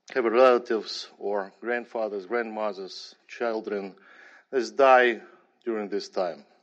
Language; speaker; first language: English; non-native, fluent; Ukrainian